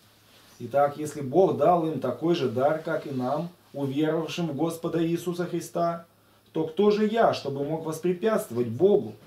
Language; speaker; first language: Russian; native; Russian